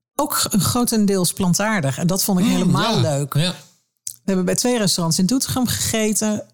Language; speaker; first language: Dutch; native; Dutch